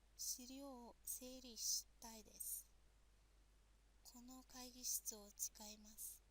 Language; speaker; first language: Japanese; non-native, fluent; Mongolian